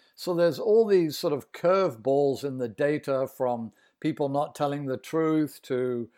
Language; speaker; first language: English; native; English